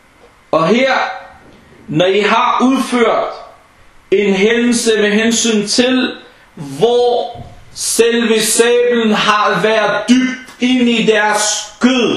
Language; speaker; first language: Danish; non-native, fluent; Arabic